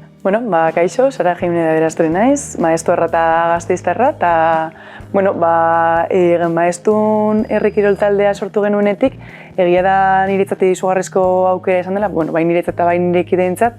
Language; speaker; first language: Basque; non-native, local second language; Spanish